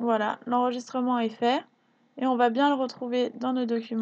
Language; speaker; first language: French; native; French